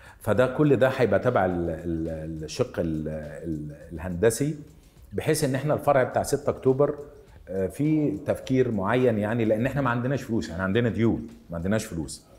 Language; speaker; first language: Arabic; native; Arabic